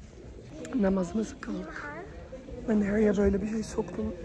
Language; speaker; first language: Turkish; early bilingual, heritage; Turkish